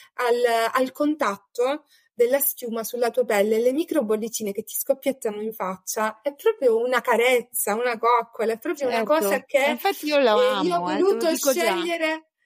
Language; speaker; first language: Italian; native; Italian